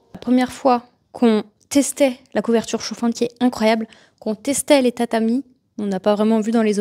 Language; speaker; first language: French; native; French